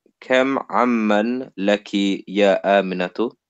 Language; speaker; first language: Arabic; non-native, learner; English